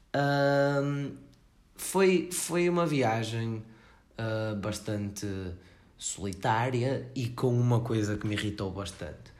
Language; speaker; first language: Portuguese; native; Portuguese